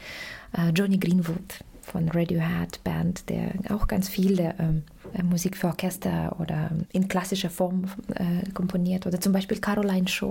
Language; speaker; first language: German; non-native, fluent; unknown